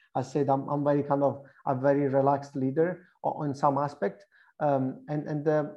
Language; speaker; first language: English; non-native, fluent; Italian